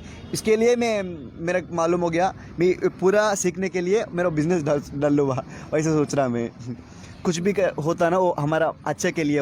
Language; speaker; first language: Hindi; non-native, local second language; Telugu